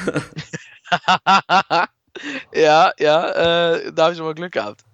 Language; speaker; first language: German; native; German